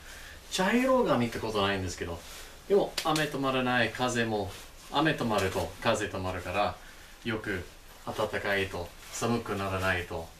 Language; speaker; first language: Japanese; non-native, fluent; English